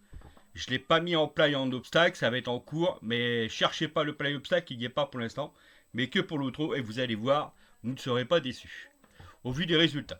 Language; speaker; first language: French; native; French